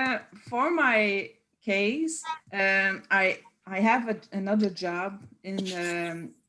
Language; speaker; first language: English; non-native, learner; French